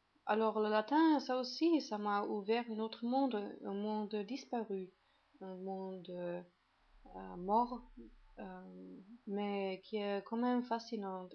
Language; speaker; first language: French; non-native, fluent; German